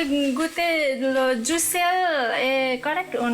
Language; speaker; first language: French; non-native, learner; Nepali